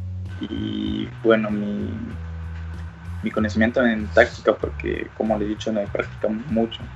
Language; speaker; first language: Spanish; early bilingual, other home language; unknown